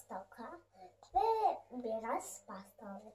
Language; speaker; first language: Turkish; early bilingual, other home language; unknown